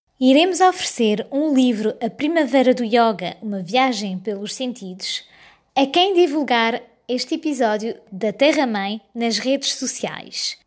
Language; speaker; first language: Portuguese; early bilingual, heritage; French